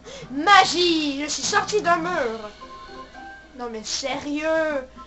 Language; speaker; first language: French; native; French